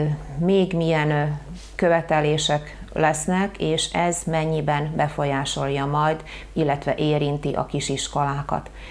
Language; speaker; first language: Hungarian; native; Hungarian